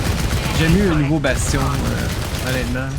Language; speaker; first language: French; native; French